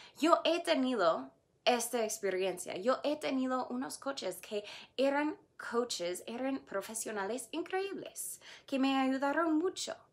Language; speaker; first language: Spanish; non-native, fluent; English